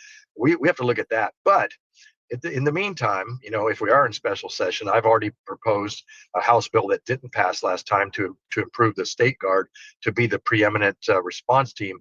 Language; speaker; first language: English; native; English